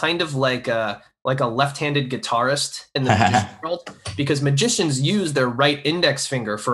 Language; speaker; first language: English; native; English